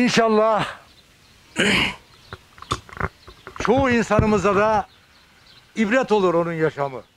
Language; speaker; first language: Turkish; native; Turkish